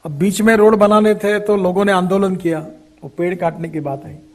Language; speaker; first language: Hindi; non-native, local second language; Marathi